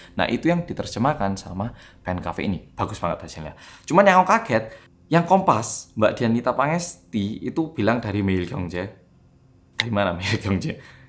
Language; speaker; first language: Indonesian; non-native, fluent; Korean